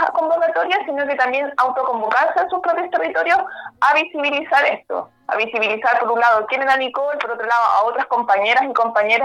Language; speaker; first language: Spanish; native; Spanish